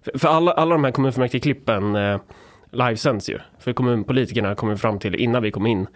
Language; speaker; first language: Swedish; native; Swedish